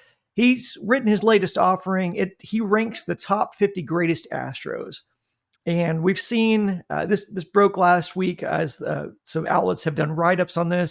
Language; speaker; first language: English; native; English